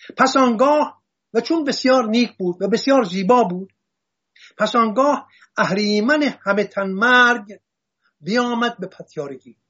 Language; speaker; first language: Persian; non-native, local second language; Assyrian Neo-Aramaic